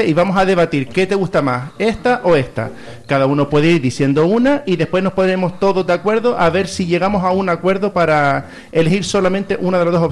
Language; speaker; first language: Spanish; native; Spanish